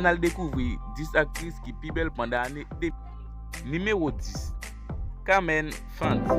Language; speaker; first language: French; non-native, local second language; Haitian Creole